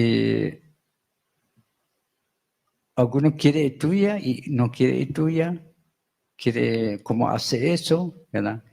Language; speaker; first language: Spanish; non-native, local second language; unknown